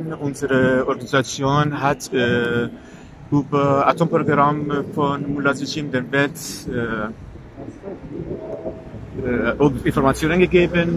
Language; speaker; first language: German; non-native, fluent; Persian